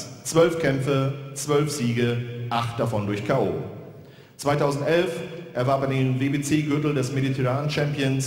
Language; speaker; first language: German; native; German